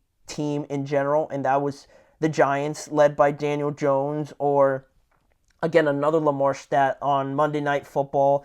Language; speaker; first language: English; native; English